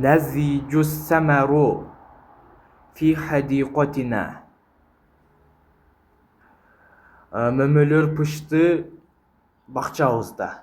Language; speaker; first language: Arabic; non-native, fluent; Kyrgyz